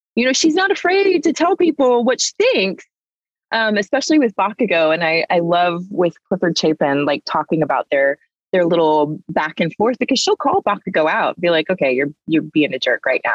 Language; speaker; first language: English; early bilingual, other home language; Spanish